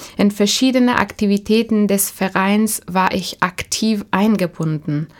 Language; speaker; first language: German; non-native, fluent; Turkish